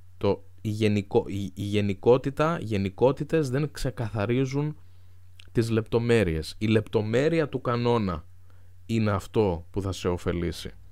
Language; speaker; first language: Greek; non-native, fluent; Arabic